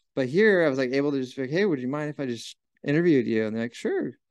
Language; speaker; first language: English; native; English